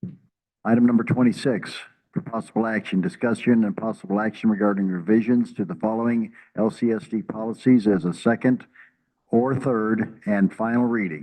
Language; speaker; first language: English; native; English